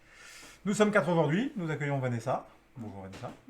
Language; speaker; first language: French; native; French